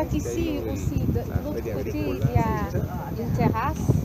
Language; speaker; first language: French; non-native, local second language; Portuguese